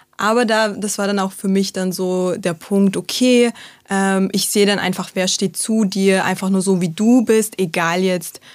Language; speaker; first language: German; early bilingual, other home language; Turkish